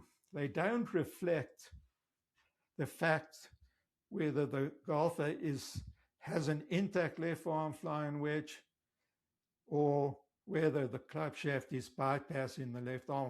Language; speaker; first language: English; native; English